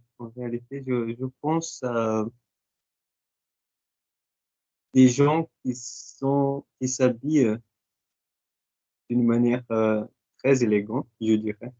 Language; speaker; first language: French; non-native, fluent; Portuguese